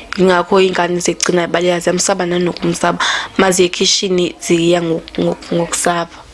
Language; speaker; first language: Zulu; native; Zulu